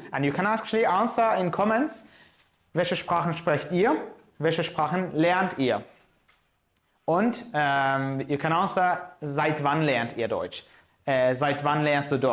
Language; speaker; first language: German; non-native, fluent; Azerbaijani